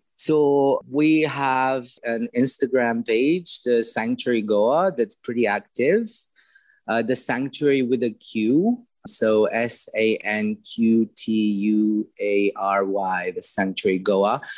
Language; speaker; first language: English; non-native, fluent; Romanian